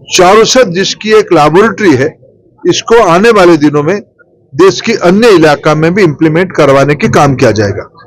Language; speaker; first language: Hindi; non-native, local second language; Odia